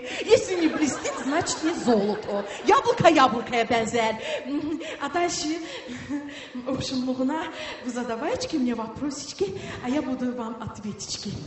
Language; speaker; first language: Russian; non-native, learner; Azerbaijani